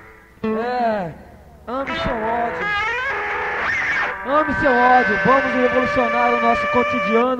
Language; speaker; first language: Portuguese; native; Portuguese